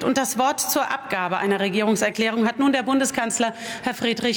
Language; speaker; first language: German; native; German